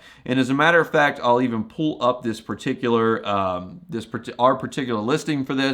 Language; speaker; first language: English; native; English